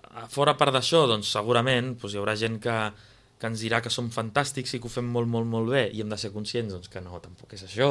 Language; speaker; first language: Catalan; native; Catalan